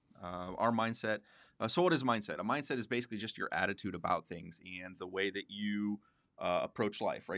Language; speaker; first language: English; native; English